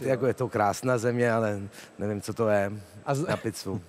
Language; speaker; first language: Czech; non-native, fluent; Italian